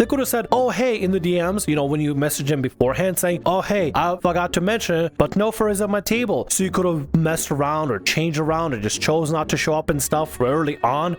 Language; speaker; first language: English; native; English